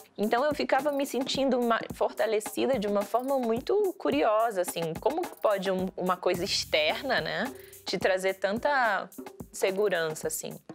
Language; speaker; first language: Portuguese; early bilingual, heritage; Portuguese